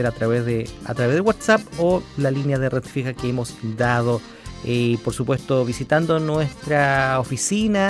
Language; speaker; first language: Spanish; native; Spanish